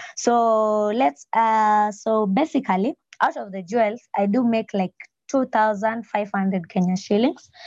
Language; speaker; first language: English; non-native, local second language; Luo (Kenya and Tanzania)